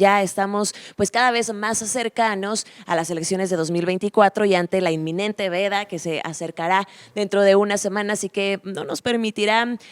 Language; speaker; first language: Spanish; native; Spanish